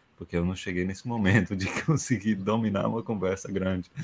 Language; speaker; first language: Portuguese; non-native, fluent; English